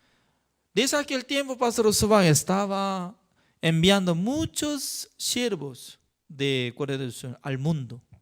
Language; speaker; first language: Spanish; non-native, fluent; Korean